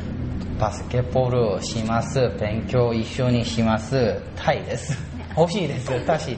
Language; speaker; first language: Japanese; non-native, learner; Korean